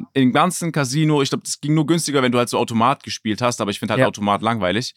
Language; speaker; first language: German; native; German